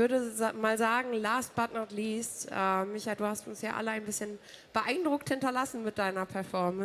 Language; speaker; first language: German; native; German